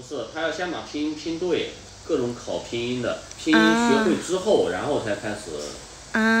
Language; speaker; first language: Chinese; native; Chinese